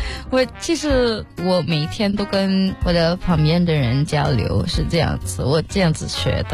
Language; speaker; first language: Chinese; non-native, fluent; Malay